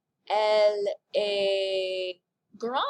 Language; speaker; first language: French; non-native, fluent; English